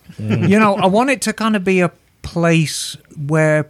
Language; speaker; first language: English; native; English